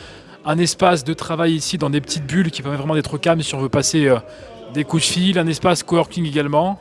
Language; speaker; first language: French; native; French